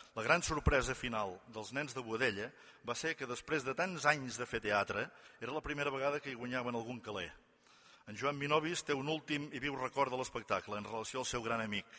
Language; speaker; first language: Catalan; native; Catalan